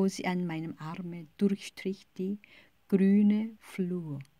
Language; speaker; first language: German; non-native, fluent; Korean